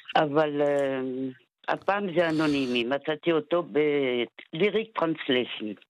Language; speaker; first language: Hebrew; non-native, fluent; French